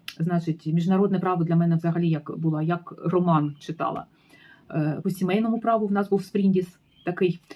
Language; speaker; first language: Ukrainian; native; Ukrainian